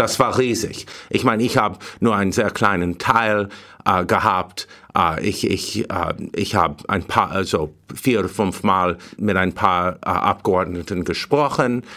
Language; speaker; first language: German; non-native, learner; English